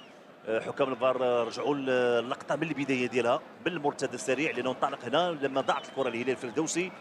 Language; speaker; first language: Arabic; native; Arabic